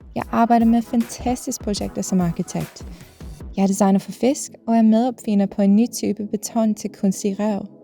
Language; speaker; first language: Danish; non-native, fluent; English